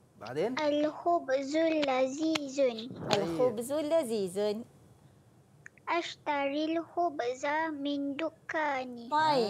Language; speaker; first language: Arabic; non-native, learner; Malay